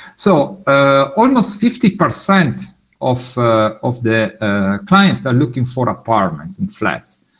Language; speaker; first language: English; non-native, fluent; Italian